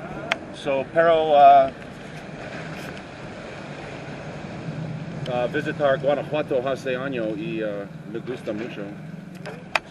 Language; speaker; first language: Spanish; non-native, learner; English